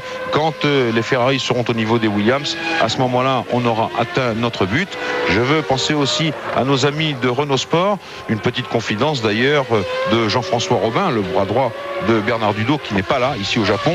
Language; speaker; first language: French; native; French